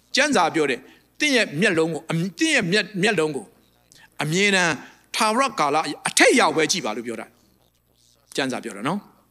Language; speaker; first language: Burmese; non-native, local second language; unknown